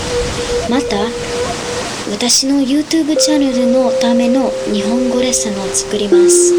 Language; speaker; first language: Japanese; non-native, learner; English